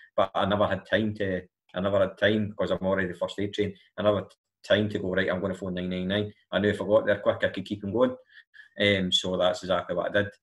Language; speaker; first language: English; native; English